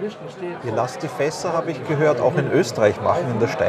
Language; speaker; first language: German; native; German